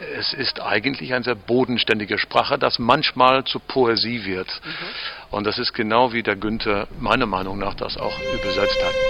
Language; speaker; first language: German; non-native, fluent; English